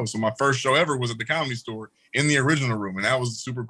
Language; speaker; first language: English; native; English